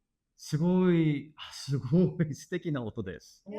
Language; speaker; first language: Japanese; non-native, learner; English